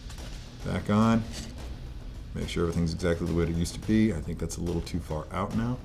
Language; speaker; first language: English; native; English